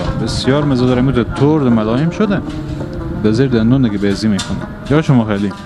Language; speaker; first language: Persian; native; Persian